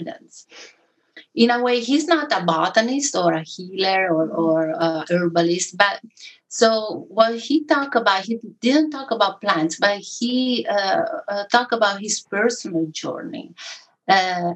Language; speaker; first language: English; non-native, fluent; Italian